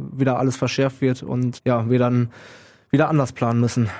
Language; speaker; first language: German; native; German